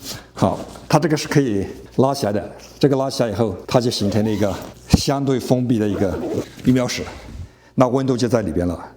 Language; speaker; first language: Chinese; native; Chinese